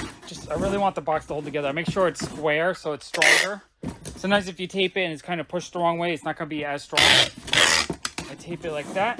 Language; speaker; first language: English; native; English